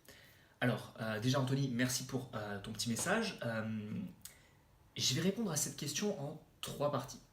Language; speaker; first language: French; native; French